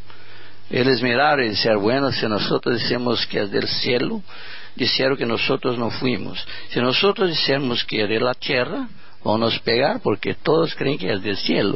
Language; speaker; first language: Spanish; non-native, learner; Portuguese